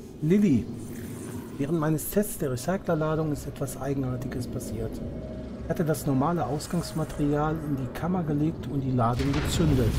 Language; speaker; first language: German; native; German